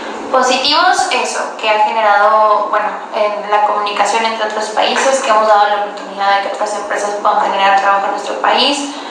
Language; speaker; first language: Spanish; native; Spanish